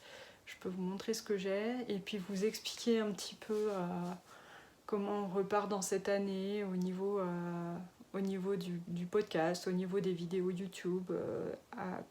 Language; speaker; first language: French; native; French